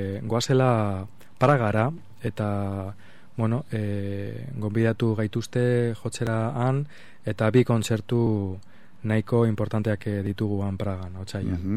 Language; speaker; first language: Basque; non-native, local second language; Spanish